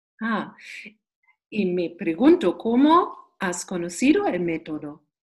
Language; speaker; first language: Spanish; non-native, learner; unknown